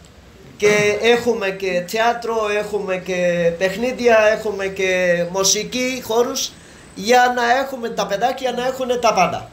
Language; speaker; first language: Greek; non-native, learner; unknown